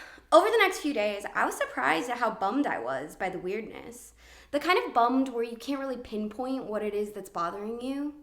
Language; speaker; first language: English; native; English